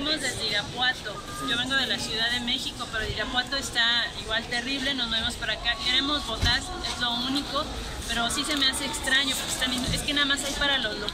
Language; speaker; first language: Spanish; native; Spanish